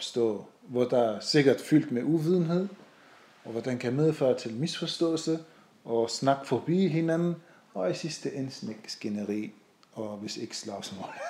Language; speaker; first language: Danish; non-native, fluent; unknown